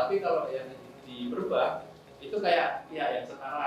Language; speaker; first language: Indonesian; native; Indonesian